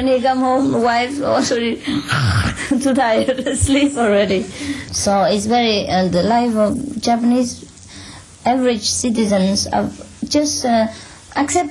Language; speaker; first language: English; non-native, fluent; Vietnamese